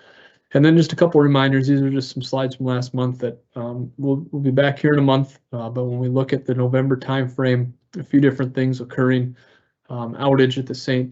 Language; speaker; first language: English; native; English